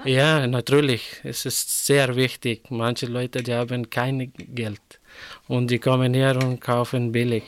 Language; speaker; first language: German; non-native, learner; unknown